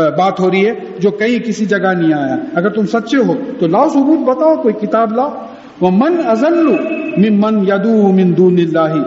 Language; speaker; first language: Urdu; native; Urdu